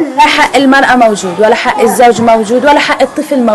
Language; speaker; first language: Arabic; native; Arabic